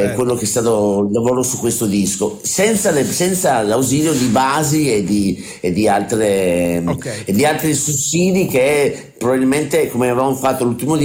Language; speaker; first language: Italian; native; Italian